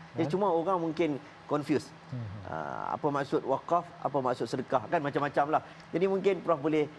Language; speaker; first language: Malay; native; Malay